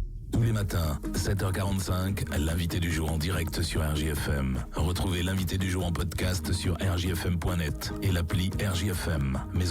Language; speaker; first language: French; native; French